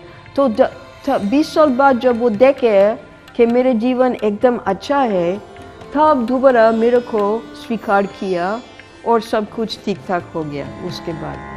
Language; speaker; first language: Hindi; non-native, fluent; English